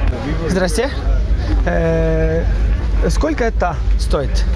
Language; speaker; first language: Russian; non-native, learner; Estonian